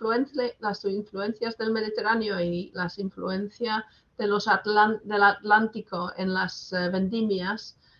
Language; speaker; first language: Spanish; non-native, fluent; English